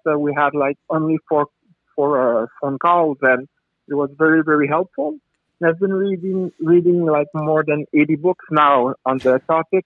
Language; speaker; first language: English; non-native, fluent; French